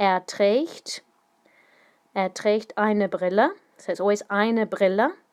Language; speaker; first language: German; non-native, fluent; English